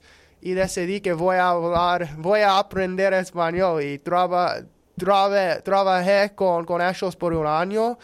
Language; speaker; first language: Spanish; non-native, learner; English